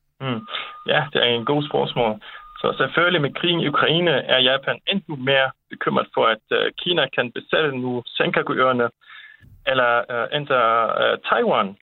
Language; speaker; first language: Danish; non-native, fluent; Japanese